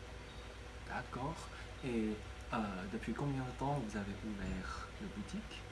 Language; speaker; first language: French; non-native, learner; Chinese